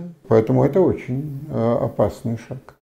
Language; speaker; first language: Polish; non-native, learner; Russian